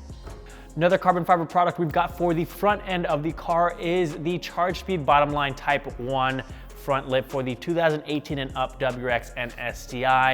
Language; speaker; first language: English; native; English